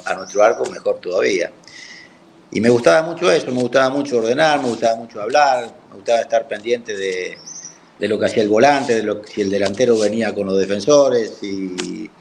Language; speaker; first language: Spanish; native; Spanish